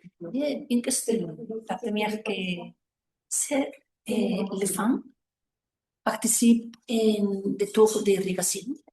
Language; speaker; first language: French; non-native, learner; Spanish